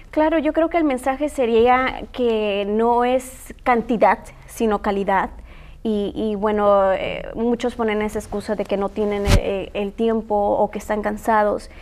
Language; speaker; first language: Spanish; native; Spanish